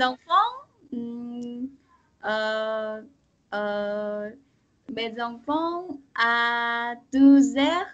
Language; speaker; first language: French; non-native, learner; Korean